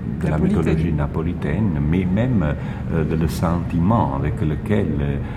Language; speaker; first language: French; non-native, learner; Italian